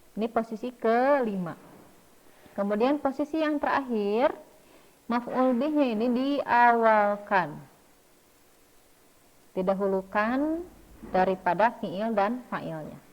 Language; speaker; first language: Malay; non-native, local second language; Sundanese